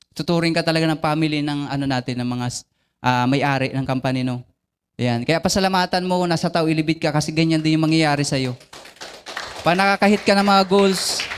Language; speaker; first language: Filipino; non-native, local second language; Bikol